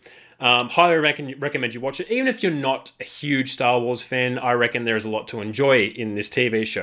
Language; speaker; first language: English; native; English